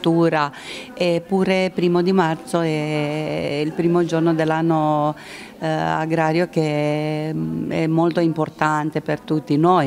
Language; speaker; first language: Italian; non-native, fluent; Romanian